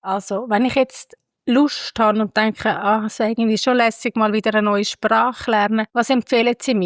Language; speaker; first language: German; native; German